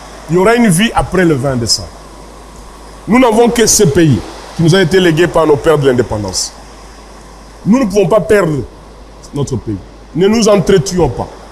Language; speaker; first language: French; non-native, local second language; Lingala